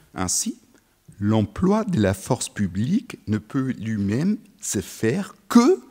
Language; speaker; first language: French; non-native, fluent; German